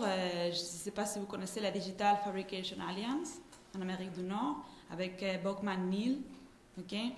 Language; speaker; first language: French; non-native, fluent; Spanish